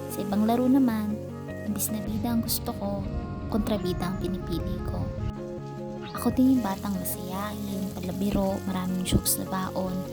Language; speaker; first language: Filipino; native; Filipino